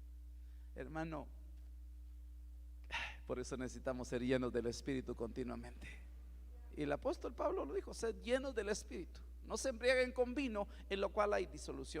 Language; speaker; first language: Spanish; native; Spanish